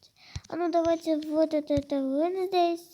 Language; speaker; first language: Russian; non-native, local second language; Kazakh